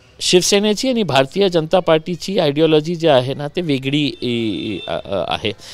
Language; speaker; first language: Marathi; non-native, local second language; Urdu